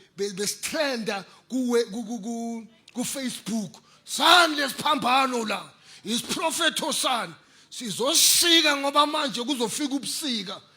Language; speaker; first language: Zulu; native; Zulu